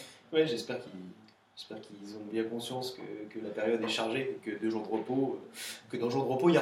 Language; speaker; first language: French; native; French